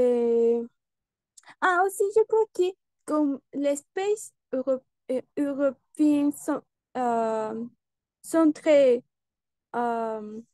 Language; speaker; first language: French; non-native, learner; Spanish